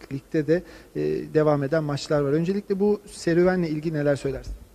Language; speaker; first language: Turkish; native; Turkish